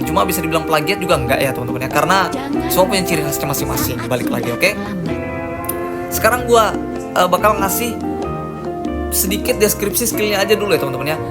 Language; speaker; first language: Indonesian; native; Indonesian